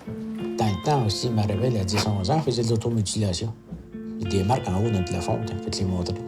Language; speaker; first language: French; native; French